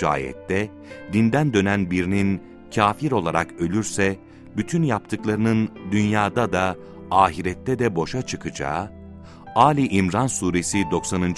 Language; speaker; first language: Turkish; native; Turkish